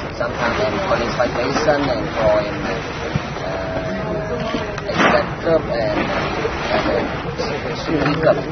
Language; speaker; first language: English; non-native, learner; Vietnamese